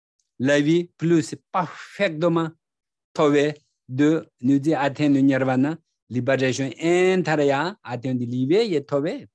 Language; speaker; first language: French; non-native, learner; Tibetan